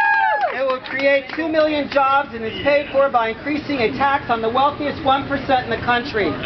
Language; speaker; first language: English; native; English